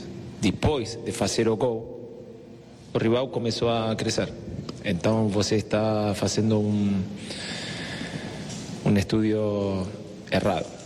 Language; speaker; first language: Portuguese; non-native, fluent; Spanish